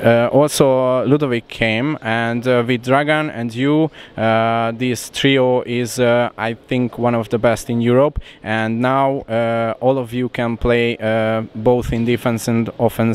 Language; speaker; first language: English; non-native, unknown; Hungarian